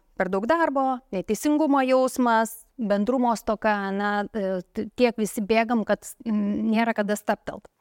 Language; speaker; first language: Lithuanian; native; Lithuanian